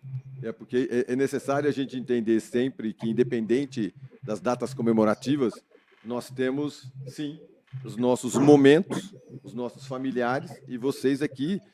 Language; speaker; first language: Portuguese; native; Portuguese